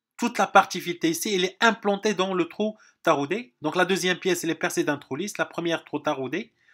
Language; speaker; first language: French; non-native, local second language; Arabic